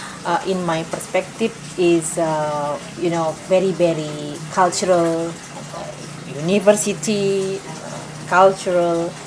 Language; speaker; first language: English; non-native, local second language; Indonesian